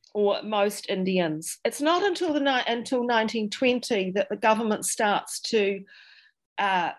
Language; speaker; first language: English; native; English